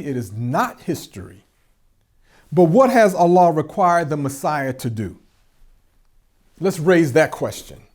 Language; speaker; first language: English; native; English